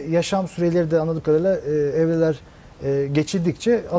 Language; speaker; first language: Turkish; native; Turkish